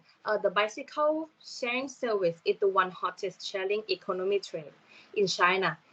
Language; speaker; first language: English; non-native, learner; Thai